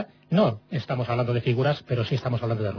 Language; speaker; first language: Spanish; native; Spanish